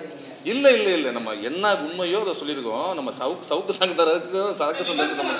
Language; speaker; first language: Tamil; native; Tamil